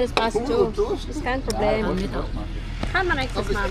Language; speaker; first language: German; non-native, learner; Indonesian